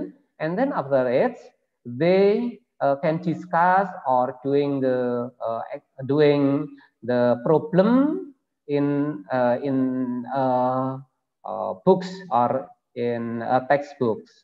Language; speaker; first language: English; non-native, learner; Indonesian